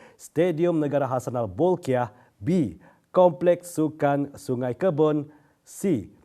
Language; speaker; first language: Malay; native; Malay